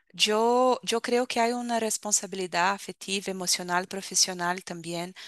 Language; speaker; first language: Spanish; non-native, fluent; Portuguese